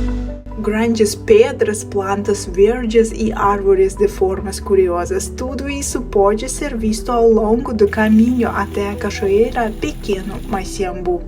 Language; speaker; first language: Portuguese; non-native, fluent; Russian